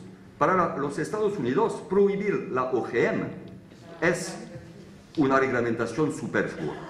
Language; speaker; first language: Spanish; non-native, fluent; French